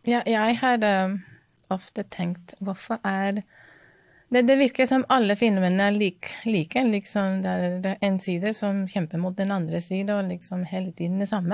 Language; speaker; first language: Norwegian; non-native, fluent; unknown